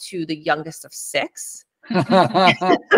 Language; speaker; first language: English; early bilingual, other home language; Spanish